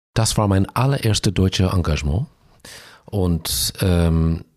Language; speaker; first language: German; non-native, fluent; English